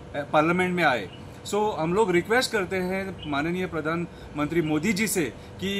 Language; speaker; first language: Hindi; non-native, local second language; Konkani